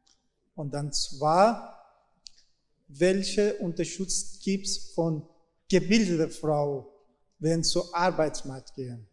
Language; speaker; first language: German; non-native, learner; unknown